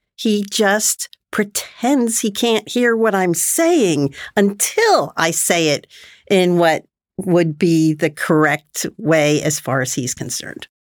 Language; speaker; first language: English; native; English